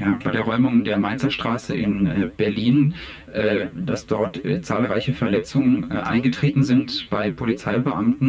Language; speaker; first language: German; native; German